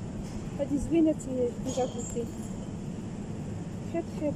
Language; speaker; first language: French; non-native, local second language; Arabic